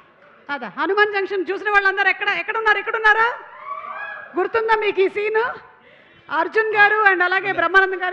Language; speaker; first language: Telugu; native; Telugu